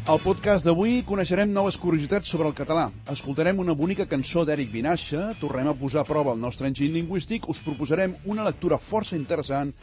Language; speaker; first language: Catalan; native; Catalan